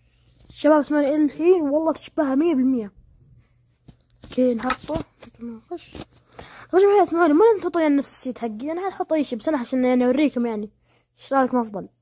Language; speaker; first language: Arabic; native; Arabic